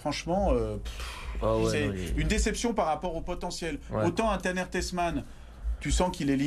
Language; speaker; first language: French; native; French